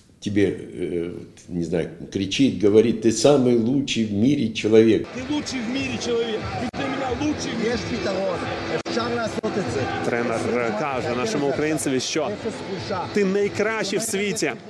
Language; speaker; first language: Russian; native; Russian